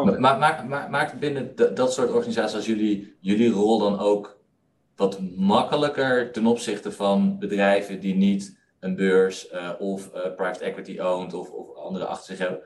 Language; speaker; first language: Dutch; native; Dutch